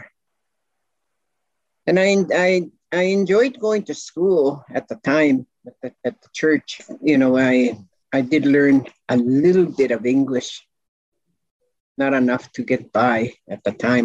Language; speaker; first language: English; non-native, local second language; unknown